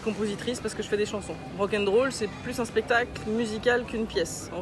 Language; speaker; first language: French; native; French